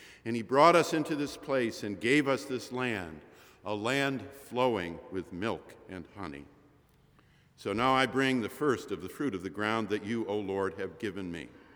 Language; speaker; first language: English; native; English